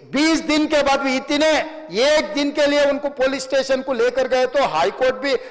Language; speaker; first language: Hindi; non-native, local second language; Telugu